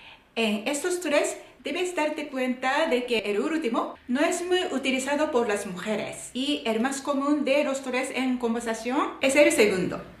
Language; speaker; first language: Spanish; non-native, fluent; Japanese